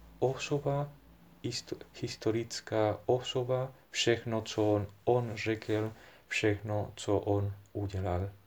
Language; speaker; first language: Czech; non-native, fluent; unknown